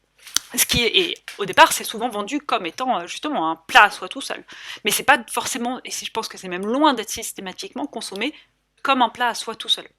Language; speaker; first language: French; native; French